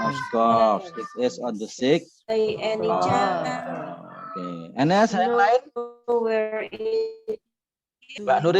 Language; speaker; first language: English; non-native, learner; Indonesian